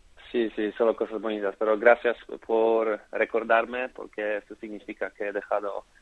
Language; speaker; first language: Spanish; non-native, fluent; Polish